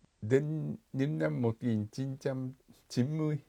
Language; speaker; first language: Vietnamese; non-native, fluent; Japanese